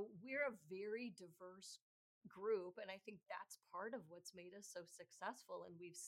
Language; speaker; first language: English; native; English